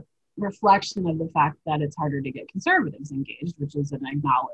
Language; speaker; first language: English; native; English